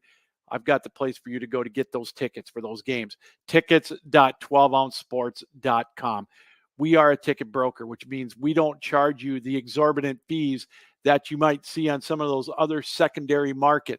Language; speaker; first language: English; native; English